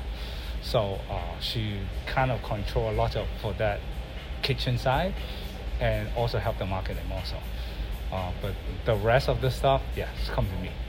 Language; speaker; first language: English; non-native, local second language; Cantonese